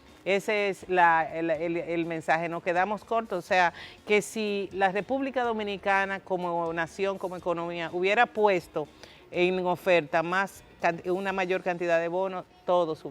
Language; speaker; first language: Spanish; native; Spanish